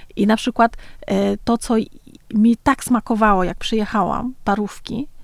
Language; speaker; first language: Polish; early bilingual, other home language; Vietnamese